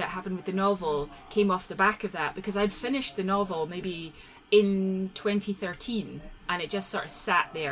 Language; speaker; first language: English; native; English